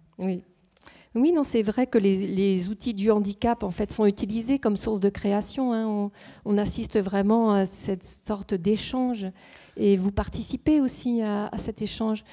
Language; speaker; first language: French; native; French